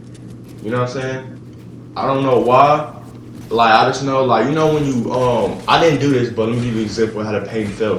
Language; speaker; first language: English; native; English